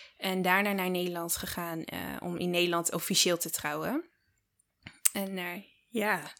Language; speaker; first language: Dutch; early bilingual, other home language; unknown